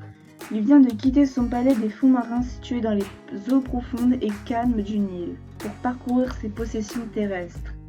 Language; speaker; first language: French; native; French